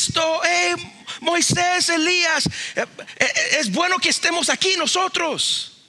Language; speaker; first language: Spanish; early bilingual, heritage; Spanish